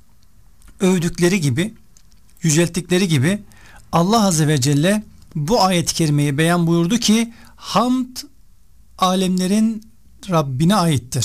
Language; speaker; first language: Turkish; native; Turkish